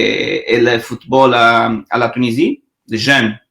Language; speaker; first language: French; non-native, learner; Portuguese